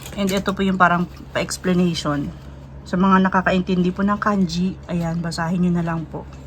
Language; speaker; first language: Filipino; native; Filipino